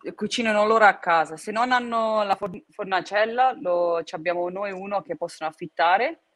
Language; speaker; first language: Italian; early bilingual, heritage; Italian